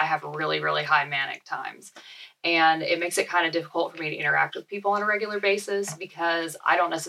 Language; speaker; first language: English; native; English